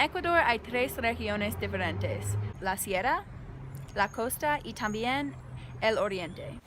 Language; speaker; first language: Spanish; non-native, learner; English